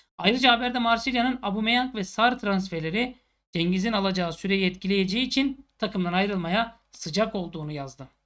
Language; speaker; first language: Turkish; native; Turkish